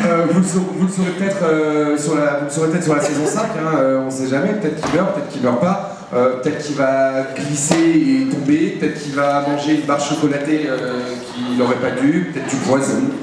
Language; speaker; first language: French; native; French